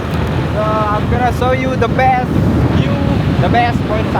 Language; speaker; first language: English; non-native, learner; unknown